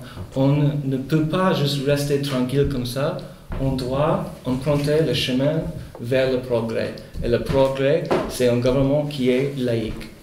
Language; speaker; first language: French; non-native, fluent; Spanish